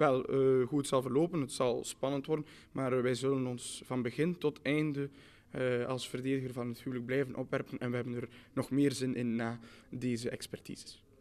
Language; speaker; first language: Dutch; native; Dutch